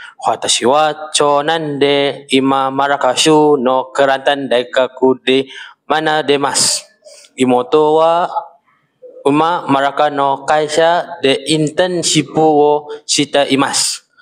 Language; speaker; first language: Japanese; non-native, learner; Malay